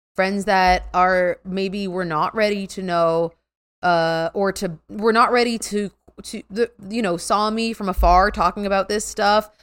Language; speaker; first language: English; native; English